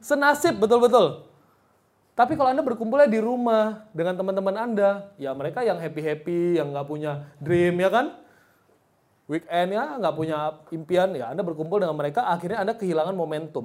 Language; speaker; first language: Indonesian; native; Indonesian